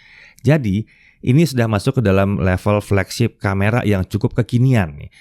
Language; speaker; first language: Indonesian; native; Indonesian